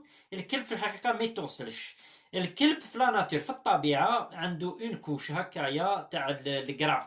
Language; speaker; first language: Arabic; native; Arabic